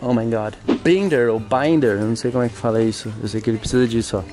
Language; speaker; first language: Portuguese; native; Portuguese